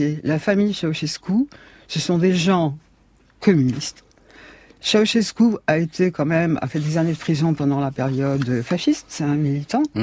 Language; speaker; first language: French; native; French